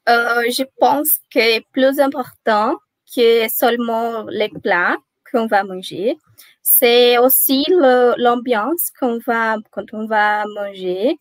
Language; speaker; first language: French; non-native, learner; Portuguese